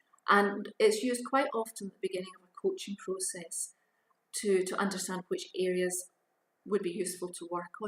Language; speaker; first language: English; native; English